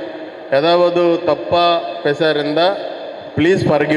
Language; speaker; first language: Tamil; non-native, learner; Telugu